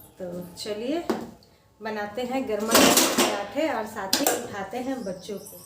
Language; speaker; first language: Hindi; non-native, local second language; Bangla